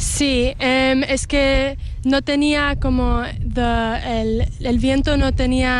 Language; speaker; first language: Spanish; early bilingual, heritage; English